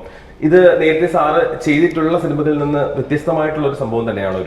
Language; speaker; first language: Malayalam; native; Malayalam